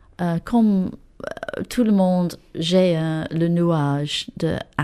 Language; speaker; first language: French; non-native, fluent; English